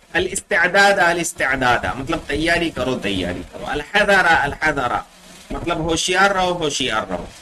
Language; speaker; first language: Urdu; native; Urdu